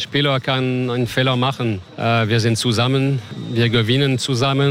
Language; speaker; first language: German; non-native, fluent; French